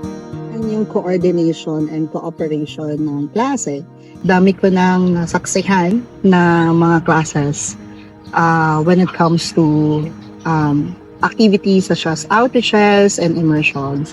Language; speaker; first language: Filipino; non-native, local second language; Bikol